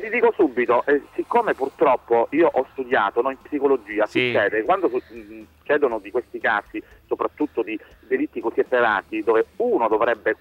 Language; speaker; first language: Italian; native; Italian